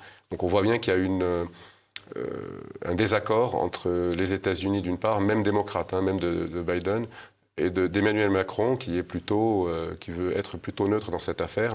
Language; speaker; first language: French; native; French